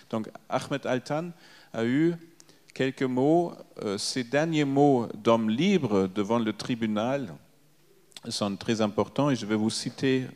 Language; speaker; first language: French; non-native, fluent; German